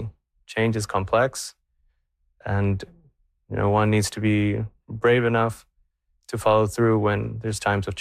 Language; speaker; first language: English; non-native, fluent; Spanish